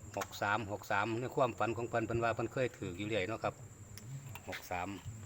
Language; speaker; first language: Thai; native; Thai